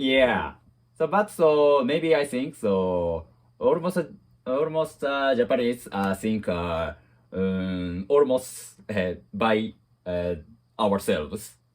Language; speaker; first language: English; non-native, learner; Japanese